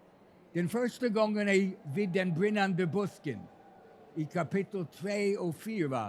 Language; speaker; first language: Swedish; non-native, fluent; English